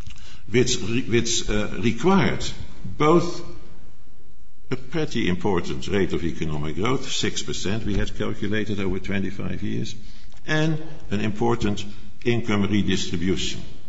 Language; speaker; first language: English; non-native, fluent; Dutch